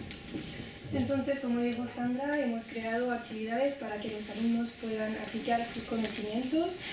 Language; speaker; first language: Spanish; non-native, fluent; French